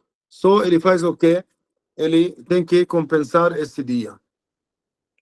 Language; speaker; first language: Portuguese; non-native, learner; Arabic